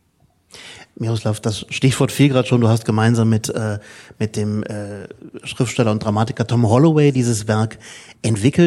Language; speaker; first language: German; native; German